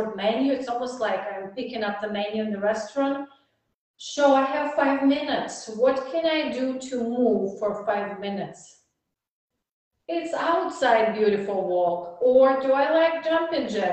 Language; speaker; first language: English; non-native, fluent; Russian